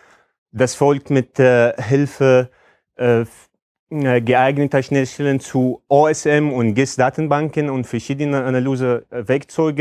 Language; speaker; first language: German; non-native, fluent; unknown